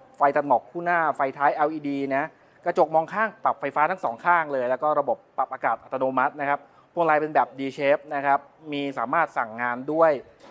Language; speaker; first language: Thai; native; Thai